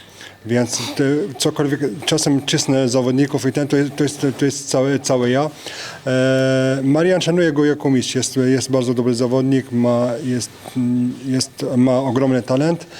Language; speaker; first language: Polish; non-native, fluent; French